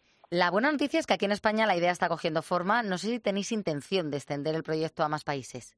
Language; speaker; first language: Spanish; native; Spanish